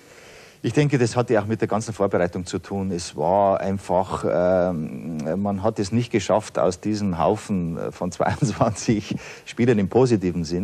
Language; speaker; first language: German; native; German